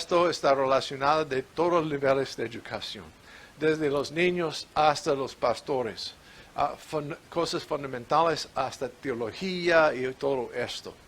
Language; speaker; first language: Spanish; non-native, fluent; English